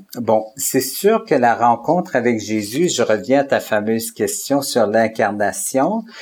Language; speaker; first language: French; native; French